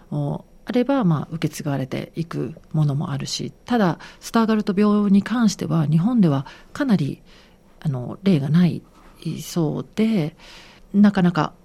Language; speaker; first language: Japanese; native; Japanese